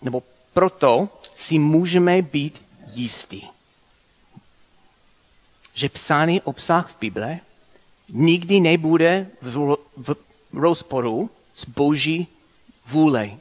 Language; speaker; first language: Czech; non-native, fluent; English